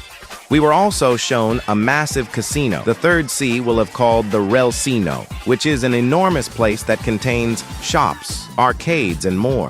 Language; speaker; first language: English; native; English